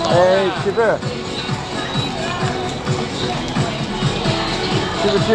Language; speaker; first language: Chinese; non-native, learner; English